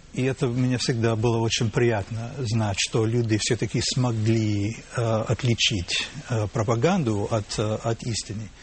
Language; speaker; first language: Russian; non-native, fluent; English